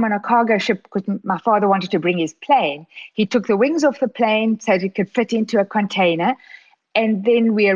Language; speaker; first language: English; native; English